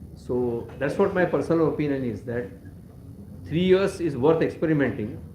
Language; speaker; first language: English; non-native, local second language; Marathi